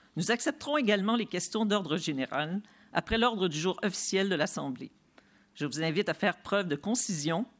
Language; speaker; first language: French; native; French